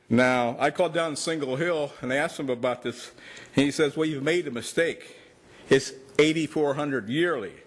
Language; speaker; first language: English; native; English